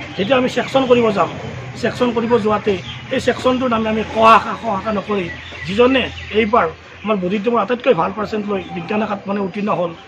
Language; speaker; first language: Assamese; native; Assamese